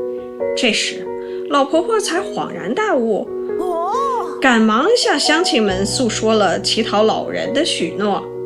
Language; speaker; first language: Chinese; native; Chinese